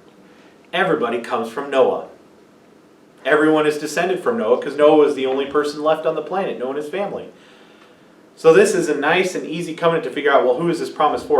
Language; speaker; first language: English; native; English